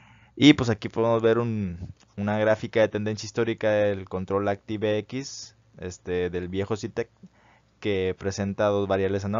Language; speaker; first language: Spanish; native; Spanish